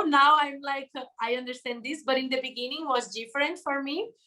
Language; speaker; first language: English; non-native, learner; Portuguese